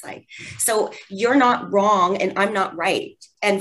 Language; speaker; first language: English; native; English